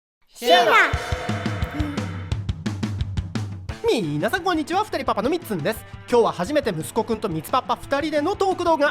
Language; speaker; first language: Japanese; native; Japanese